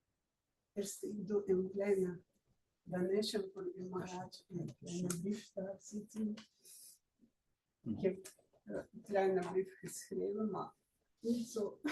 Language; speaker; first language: Dutch; non-native, learner; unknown